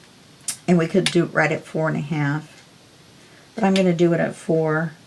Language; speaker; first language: English; native; English